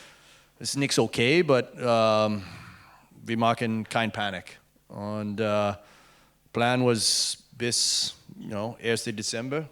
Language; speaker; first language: German; non-native, learner; English